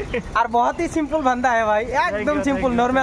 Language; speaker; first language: Hindi; non-native, local second language; Assamese